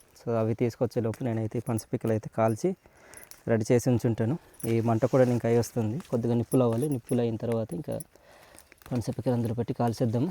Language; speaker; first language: Telugu; non-native, local second language; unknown